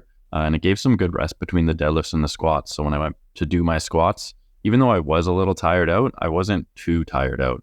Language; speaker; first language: English; native; English